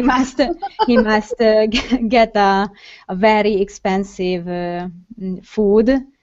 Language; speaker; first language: English; non-native, learner; Hungarian